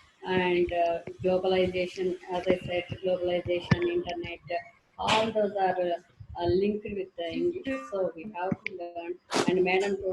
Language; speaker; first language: English; non-native, learner; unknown